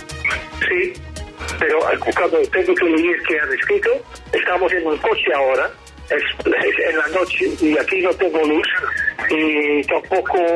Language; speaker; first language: Spanish; non-native, learner; Dutch